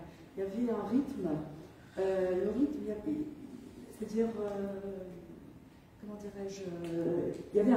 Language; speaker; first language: French; non-native, local second language; Arabic